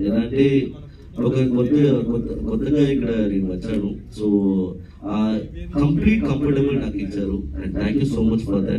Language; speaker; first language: Telugu; non-native, learner; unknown